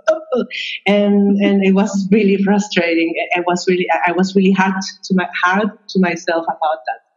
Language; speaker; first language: English; non-native, fluent; Spanish